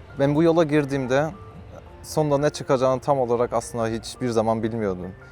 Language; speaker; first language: Turkish; early bilingual, heritage; Turkish